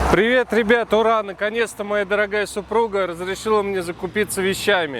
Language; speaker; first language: Russian; native; Russian